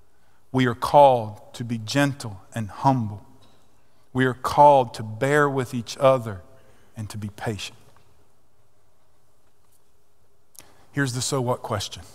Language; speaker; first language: English; native; English